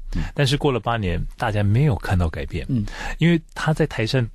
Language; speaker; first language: Chinese; native; Chinese